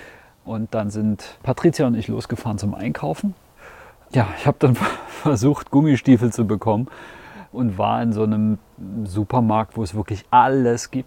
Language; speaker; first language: German; native; German